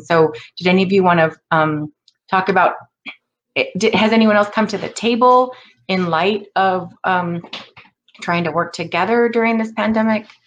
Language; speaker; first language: English; native; English